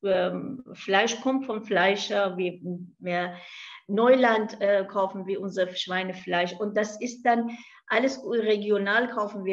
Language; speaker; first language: German; non-native, fluent; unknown